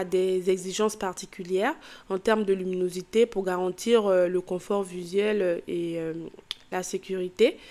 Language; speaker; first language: French; native; French